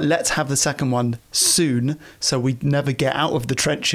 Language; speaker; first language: English; native; English